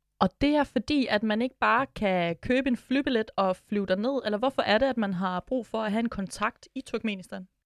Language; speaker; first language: Danish; native; Danish